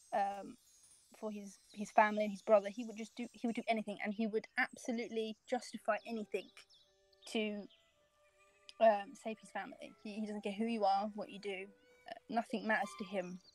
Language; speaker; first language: English; native; English